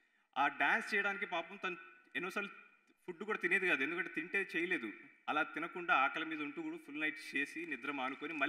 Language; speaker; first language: Telugu; native; Telugu